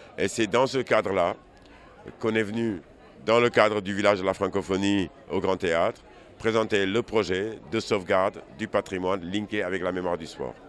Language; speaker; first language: French; non-native, local second language; Wolof